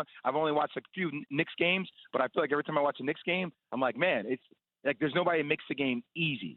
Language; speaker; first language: English; native; English